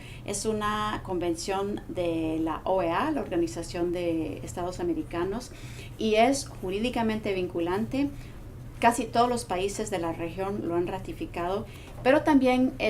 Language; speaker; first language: Spanish; non-native, fluent; English